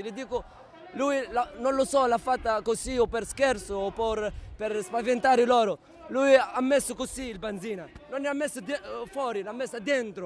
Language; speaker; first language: Italian; non-native, learner; Arabic